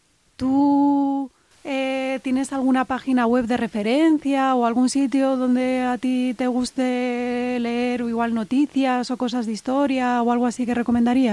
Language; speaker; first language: Spanish; native; Spanish